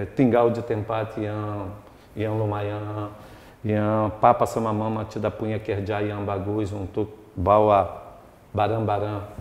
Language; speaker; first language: Indonesian; non-native, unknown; Portuguese